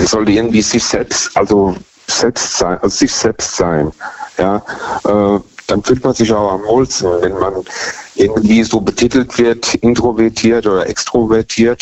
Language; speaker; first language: German; native; German